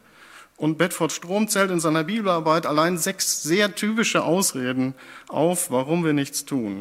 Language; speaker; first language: German; native; German